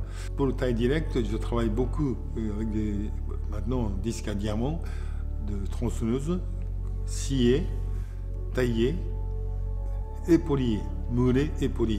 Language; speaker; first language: French; non-native, fluent; Japanese